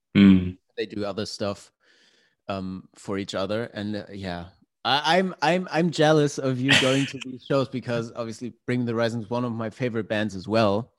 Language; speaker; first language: English; non-native, fluent; German